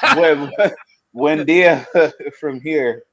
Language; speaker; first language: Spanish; non-native, learner; English